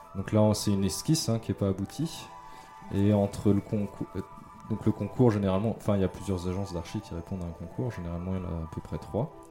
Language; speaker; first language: French; native; French